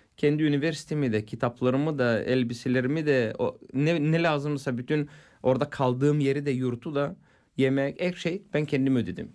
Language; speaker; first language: Turkish; non-native, fluent; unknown